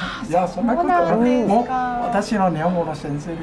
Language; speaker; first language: Japanese; non-native, learner; Chinese